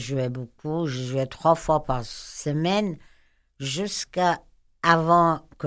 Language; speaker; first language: French; non-native, fluent; Persian